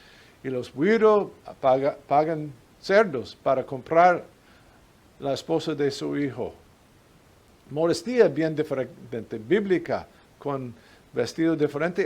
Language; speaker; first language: Spanish; non-native, fluent; English